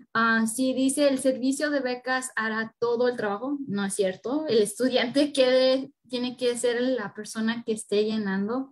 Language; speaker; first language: Spanish; early bilingual, heritage; Spanish